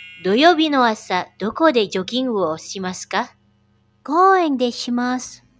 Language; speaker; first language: Japanese; non-native, fluent; Indonesian